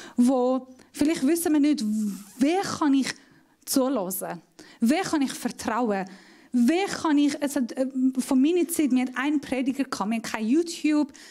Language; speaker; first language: German; non-native, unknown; Persian